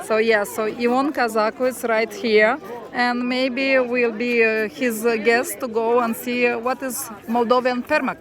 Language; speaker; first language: English; non-native, learner; Romanian